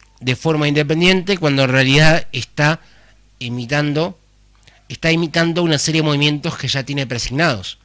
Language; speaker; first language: Spanish; native; Spanish